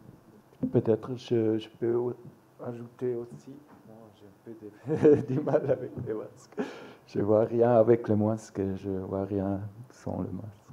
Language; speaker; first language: French; non-native, local second language; German